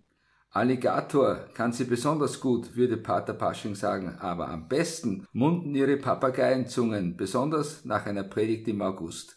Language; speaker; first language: German; native; German